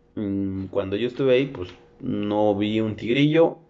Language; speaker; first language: Spanish; native; Spanish